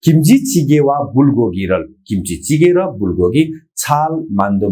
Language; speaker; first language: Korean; non-native, fluent; Nepali